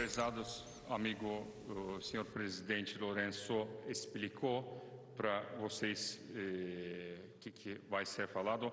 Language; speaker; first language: Portuguese; non-native, fluent; Turkish